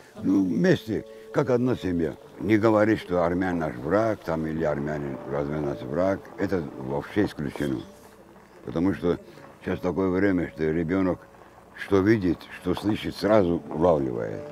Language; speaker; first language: Russian; non-native, local second language; Azerbaijani